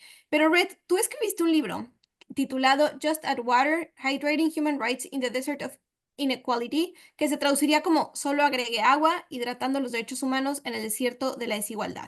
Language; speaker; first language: Spanish; native; Spanish